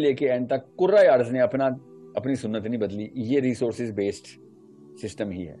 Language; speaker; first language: Urdu; non-native, local second language; Punjabi